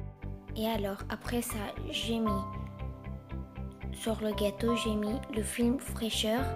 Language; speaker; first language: French; non-native, fluent; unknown